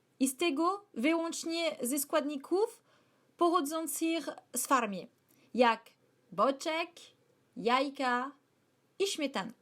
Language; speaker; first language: Polish; non-native, learner; French